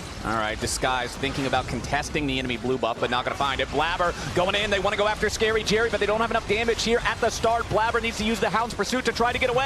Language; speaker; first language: English; native; English